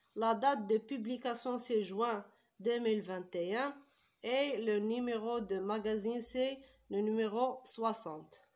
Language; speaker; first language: French; non-native, local second language; Arabic